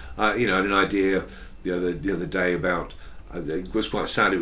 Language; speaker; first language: English; native; English